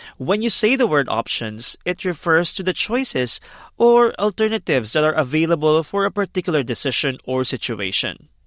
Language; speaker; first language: English; non-native, fluent; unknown